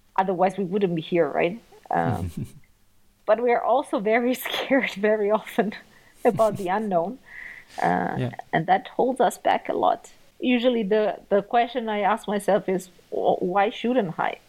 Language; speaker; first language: English; non-native, fluent; Italian